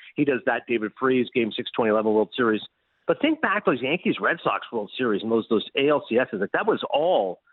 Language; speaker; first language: English; native; English